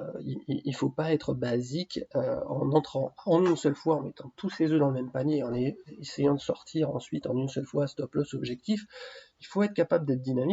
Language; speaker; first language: French; native; French